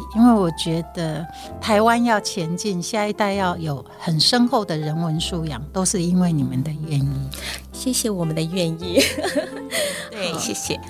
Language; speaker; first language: Chinese; non-native, local second language; Min Nan Chinese